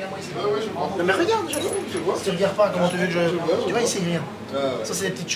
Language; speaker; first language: French; native; French